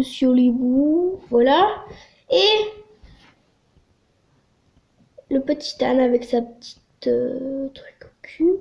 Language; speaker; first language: French; native; French